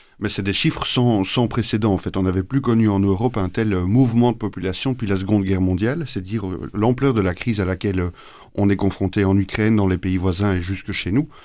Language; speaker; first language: French; native; French